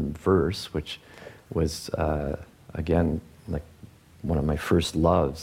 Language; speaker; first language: English; native; English